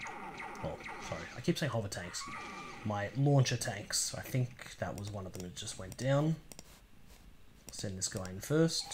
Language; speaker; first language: English; native; English